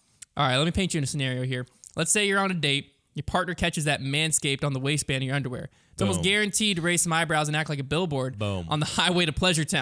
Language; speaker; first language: English; native; English